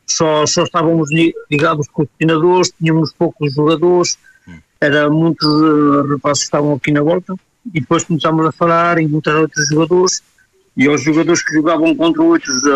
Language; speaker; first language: Portuguese; early bilingual, heritage; Portuguese